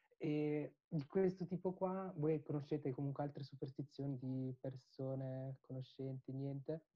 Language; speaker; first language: Italian; early bilingual, other home language; Tamil